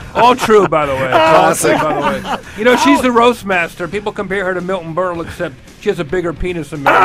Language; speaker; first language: English; native; English